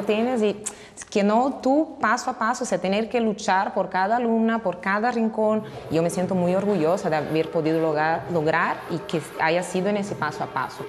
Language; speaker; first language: Spanish; non-native, fluent; Portuguese